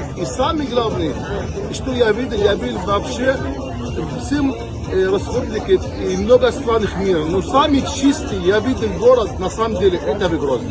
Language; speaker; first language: Russian; non-native, learner; Arabic